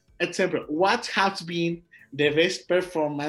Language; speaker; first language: English; non-native, learner; Spanish